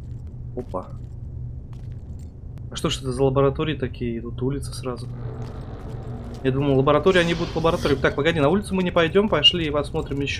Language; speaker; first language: Russian; native; Russian